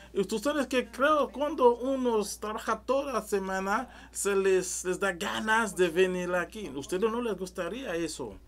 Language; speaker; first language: Spanish; non-native, learner; French